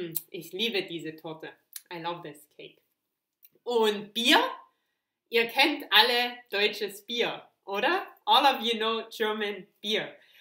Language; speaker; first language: German; native; German